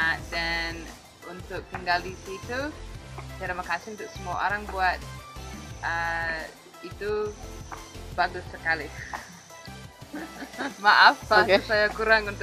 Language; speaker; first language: Indonesian; non-native, fluent; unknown